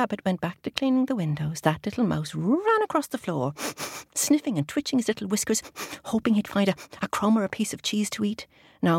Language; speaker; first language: English; native; English